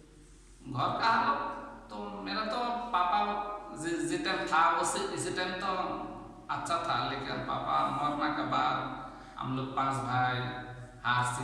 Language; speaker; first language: Hindi; non-native, learner; Bangla